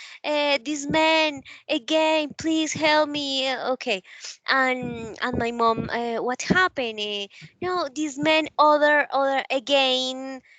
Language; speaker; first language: English; non-native, learner; Spanish